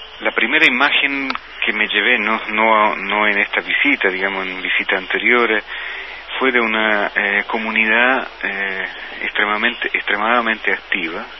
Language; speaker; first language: Spanish; non-native, fluent; Italian